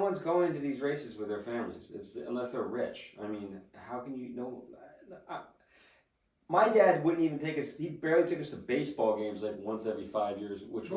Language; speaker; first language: English; native; English